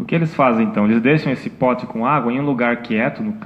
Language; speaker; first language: Portuguese; native; Portuguese